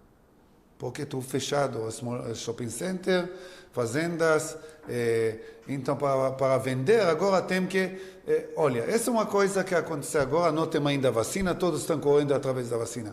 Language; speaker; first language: Portuguese; non-native, learner; Hebrew